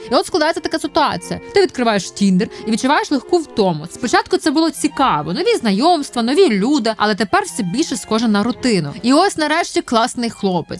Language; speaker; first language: Ukrainian; native; Ukrainian